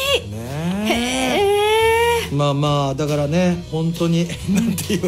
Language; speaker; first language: Japanese; native; Japanese